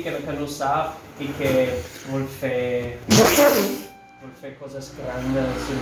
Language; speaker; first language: Catalan; non-native, fluent; Italian